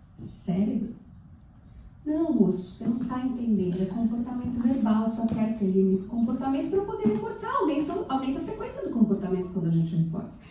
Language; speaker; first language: Portuguese; native; Portuguese